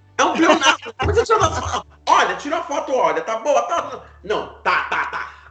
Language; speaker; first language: Portuguese; native; Portuguese